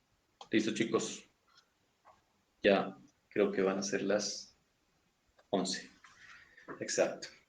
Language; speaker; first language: Spanish; native; Spanish